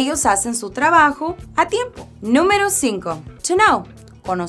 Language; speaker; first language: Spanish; non-native, fluent; English